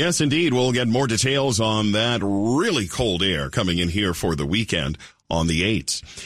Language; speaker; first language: English; native; English